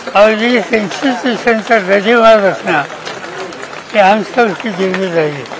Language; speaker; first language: Hindi; non-native, local second language; Marathi